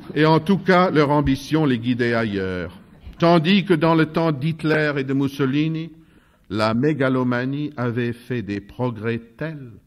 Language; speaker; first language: French; non-native, fluent; Russian